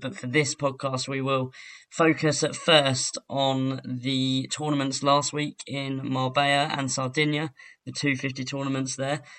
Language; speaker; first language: English; native; English